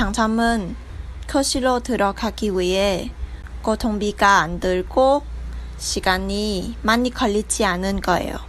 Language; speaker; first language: Korean; non-native, learner; Vietnamese